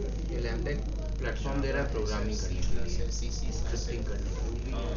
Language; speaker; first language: Hindi; non-native, local second language; Bangla